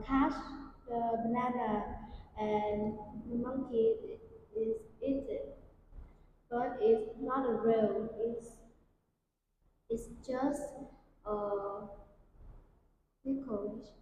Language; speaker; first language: English; non-native, learner; Vietnamese